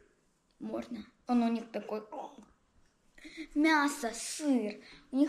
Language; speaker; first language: Russian; early bilingual, heritage; Russian